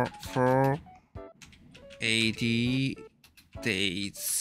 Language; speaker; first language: English; non-native, learner; Japanese